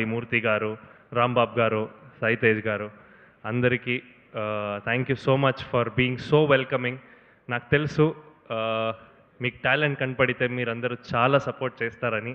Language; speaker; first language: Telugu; non-native, learner; Kannada